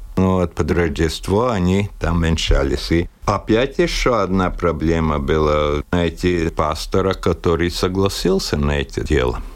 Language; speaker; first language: Russian; non-native, local second language; Latvian